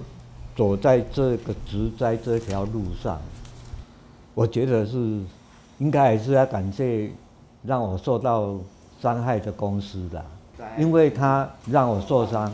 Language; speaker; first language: Chinese; non-native, local second language; Min Nan Chinese